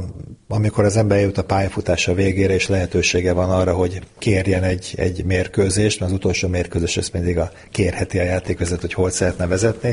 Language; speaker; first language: Hungarian; native; Hungarian